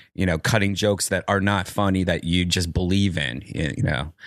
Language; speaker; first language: English; native; English